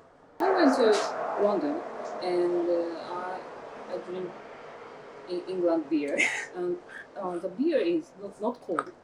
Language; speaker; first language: English; non-native, learner; Japanese